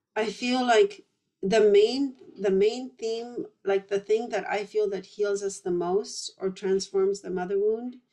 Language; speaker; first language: English; early bilingual, other home language; Polish